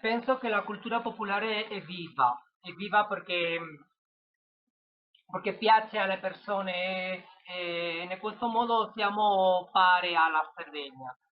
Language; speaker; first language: Italian; non-native, learner; Spanish